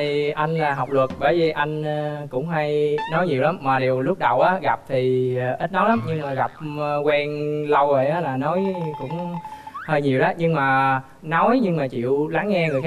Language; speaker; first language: Vietnamese; native; Vietnamese